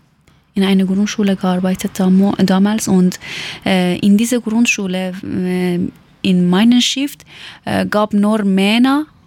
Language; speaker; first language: German; non-native, learner; Persian